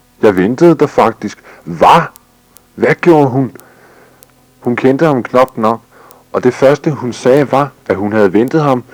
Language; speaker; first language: Danish; native; Danish